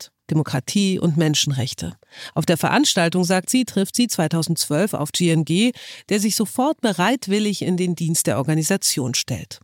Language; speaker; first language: German; native; German